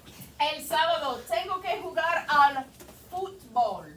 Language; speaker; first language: Spanish; non-native, fluent; English